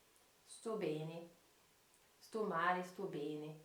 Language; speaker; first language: Italian; non-native, fluent; French